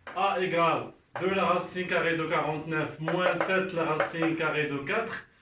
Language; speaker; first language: French; non-native, local second language; Arabic